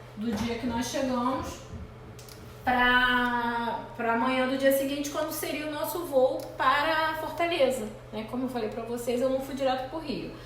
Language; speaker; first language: Portuguese; native; Portuguese